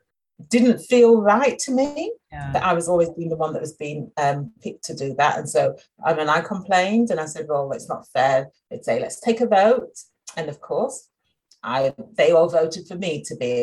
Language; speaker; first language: English; native; English